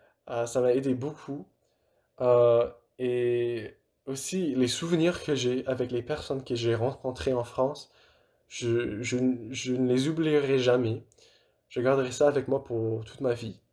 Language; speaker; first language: French; non-native, fluent; English